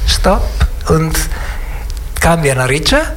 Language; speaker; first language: German; non-native, learner; Italian